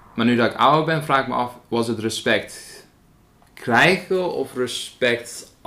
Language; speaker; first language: Dutch; early bilingual, other home language; Afrikaans